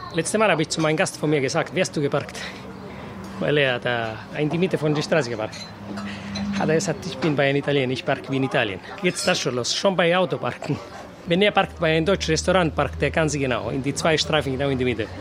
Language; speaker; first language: German; non-native, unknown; Italian